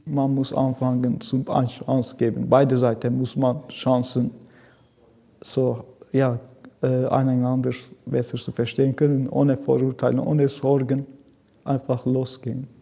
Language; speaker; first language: German; non-native, learner; Kurdish